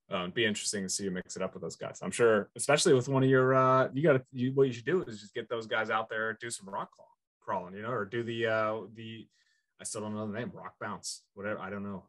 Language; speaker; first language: English; native; English